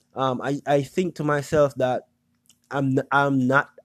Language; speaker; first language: English; non-native, local second language; Jamaican Creole English